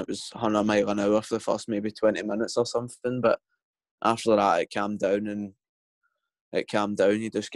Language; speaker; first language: English; native; English